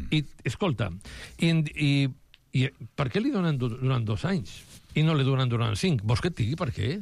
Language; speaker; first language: Catalan; non-native, local second language; Spanish